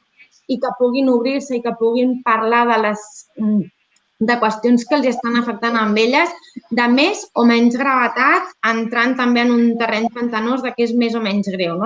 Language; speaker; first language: Catalan; native; Catalan